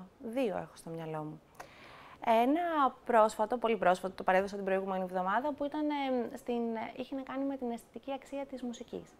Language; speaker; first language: Greek; native; Greek